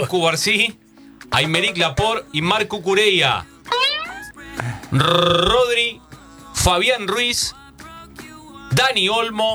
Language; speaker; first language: Spanish; native; Spanish